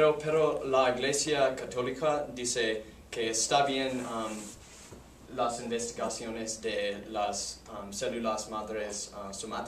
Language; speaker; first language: Spanish; non-native, learner; English